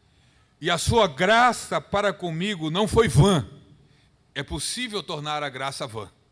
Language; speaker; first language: Portuguese; native; Portuguese